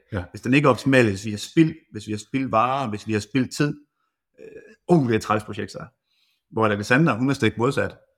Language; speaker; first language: Danish; native; Danish